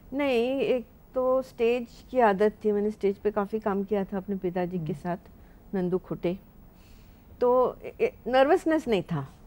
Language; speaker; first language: Hindi; non-native, local second language; Marathi